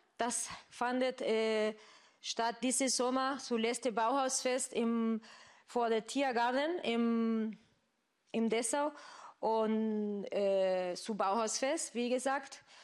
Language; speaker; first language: German; non-native, fluent; Spanish